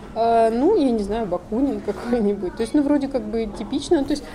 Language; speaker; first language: Russian; native; Russian